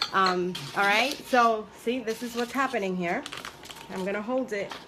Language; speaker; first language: English; early bilingual, other home language; Spanish